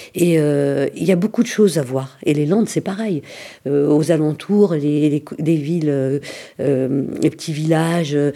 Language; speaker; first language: French; early bilingual, other home language; Arabic